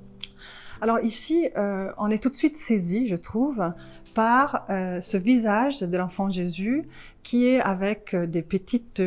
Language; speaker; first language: French; non-native, fluent; Italian